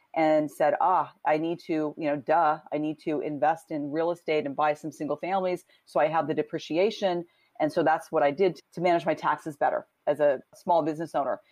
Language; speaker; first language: English; native; English